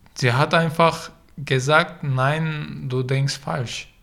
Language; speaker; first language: German; non-native, fluent; Arabic